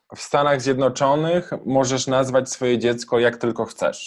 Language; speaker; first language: Polish; native; Polish